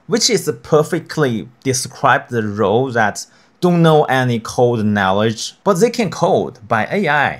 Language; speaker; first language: English; non-native, fluent; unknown